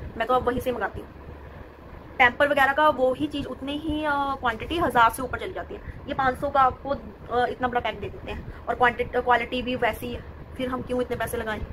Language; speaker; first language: Hindi; non-native, local second language; Punjabi